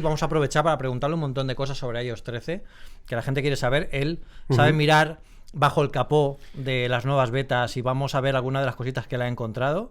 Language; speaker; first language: Spanish; native; Spanish